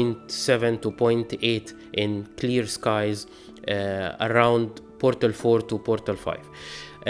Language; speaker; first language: English; non-native, fluent; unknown